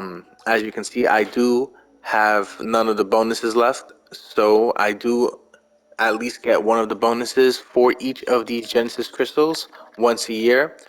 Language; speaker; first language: English; native; English